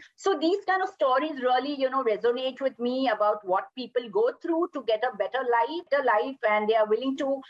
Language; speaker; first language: English; non-native, local second language; Gujarati